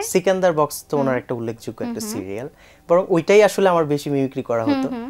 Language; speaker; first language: Bangla; native; Bangla